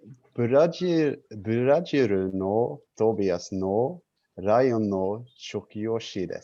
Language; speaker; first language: Japanese; non-native, learner; English